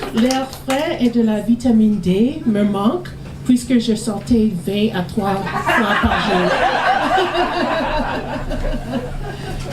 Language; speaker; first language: French; non-native, learner; English